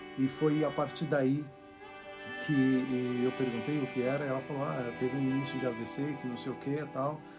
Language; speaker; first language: Portuguese; native; Portuguese